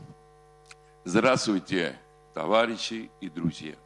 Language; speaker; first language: Russian; non-native, fluent; Spanish